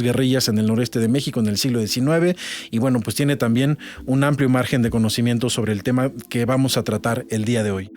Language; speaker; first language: Spanish; native; Spanish